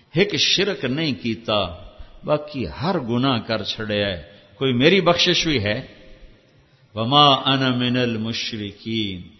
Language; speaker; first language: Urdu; non-native, local second language; Punjabi